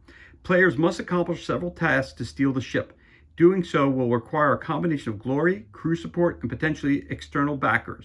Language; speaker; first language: English; native; English